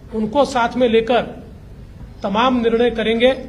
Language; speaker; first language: Hindi; non-native, local second language; Marathi